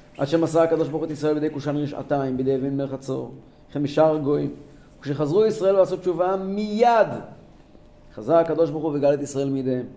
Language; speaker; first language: Hebrew; native; Hebrew